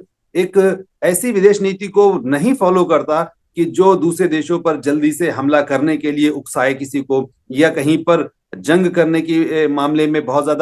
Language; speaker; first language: Hindi; native; Hindi